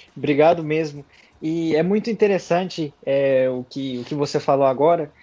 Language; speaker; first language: Portuguese; early bilingual, heritage; Portuguese